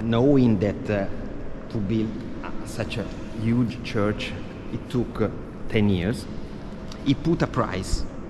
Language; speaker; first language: English; non-native, fluent; Italian